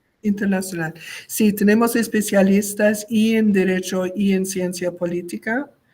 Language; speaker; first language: Spanish; non-native, local second language; French